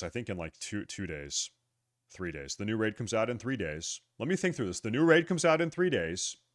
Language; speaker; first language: English; native; English